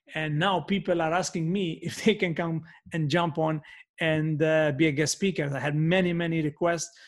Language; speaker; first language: English; non-native, fluent; Maltese